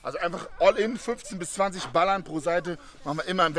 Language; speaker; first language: German; native; German